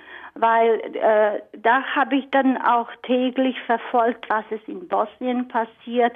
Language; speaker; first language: German; non-native, fluent; Croatian